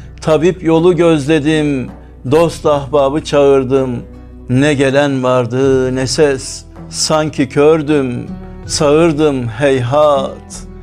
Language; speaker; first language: Turkish; native; Turkish